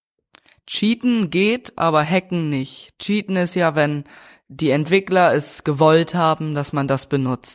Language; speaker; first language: German; native; German